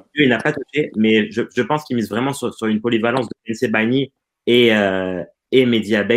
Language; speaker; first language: French; non-native, local second language; Arabic